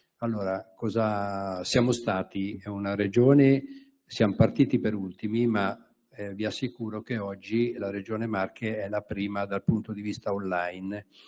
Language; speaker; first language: Italian; native; Italian